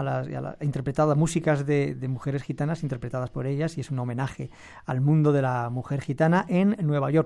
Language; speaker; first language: Spanish; native; Spanish